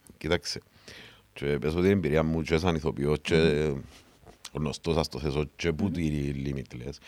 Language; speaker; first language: Greek; native; Greek